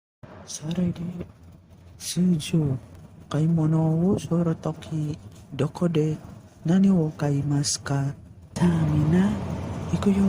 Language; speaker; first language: Japanese; non-native, learner; Indonesian